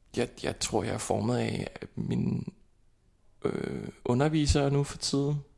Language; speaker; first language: Danish; non-native, fluent; Icelandic